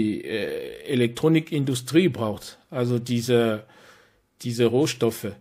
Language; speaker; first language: German; non-native, fluent; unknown